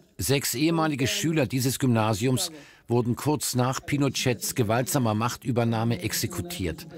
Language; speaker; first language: German; native; German